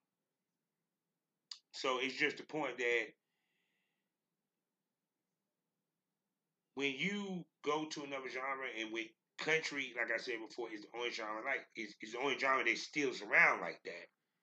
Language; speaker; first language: English; native; English